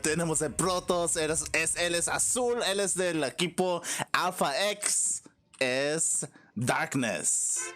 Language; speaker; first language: Spanish; non-native, learner; English